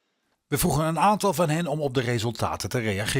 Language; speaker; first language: Dutch; native; Dutch